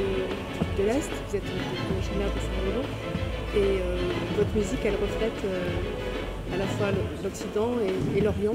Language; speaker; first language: French; native; French